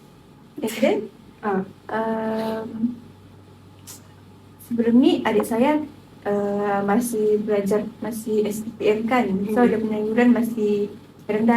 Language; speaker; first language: Malay; native; Malay